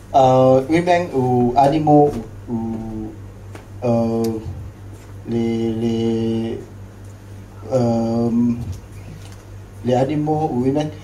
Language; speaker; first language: French; non-native, learner; Lao